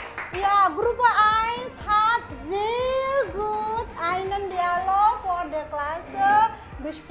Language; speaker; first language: German; non-native, fluent; Indonesian